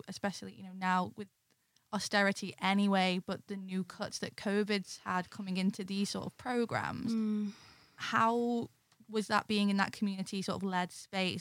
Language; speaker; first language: English; native; English